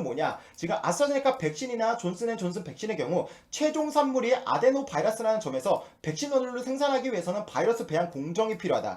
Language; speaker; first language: Korean; native; Korean